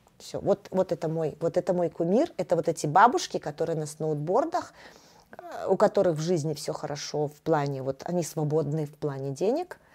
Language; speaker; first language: Russian; native; Russian